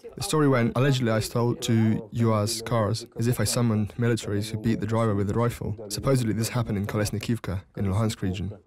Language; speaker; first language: English; non-native, fluent; Ukrainian